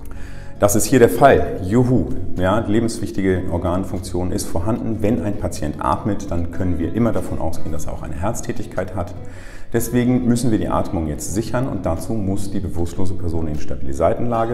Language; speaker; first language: German; native; German